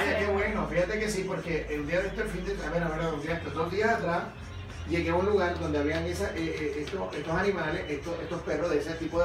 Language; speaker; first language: Spanish; native; Spanish